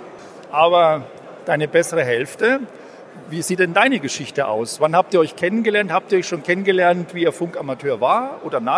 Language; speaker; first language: German; native; German